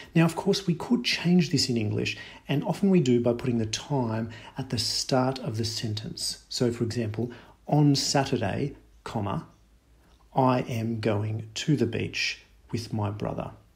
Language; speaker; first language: English; native; English